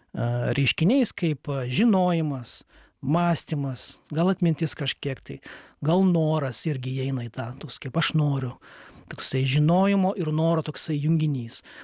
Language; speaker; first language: Lithuanian; native; Lithuanian